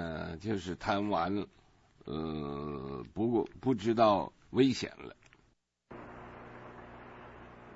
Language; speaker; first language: Chinese; native; Chinese